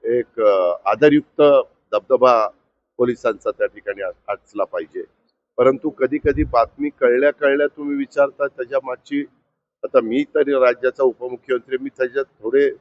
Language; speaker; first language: Marathi; native; Marathi